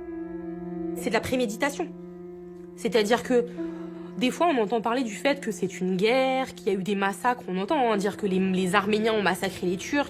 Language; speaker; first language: French; early bilingual, other home language; Armenian